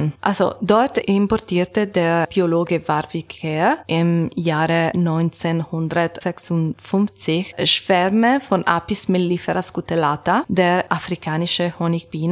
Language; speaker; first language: German; non-native, learner; Italian